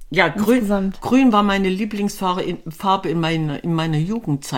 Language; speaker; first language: German; native; German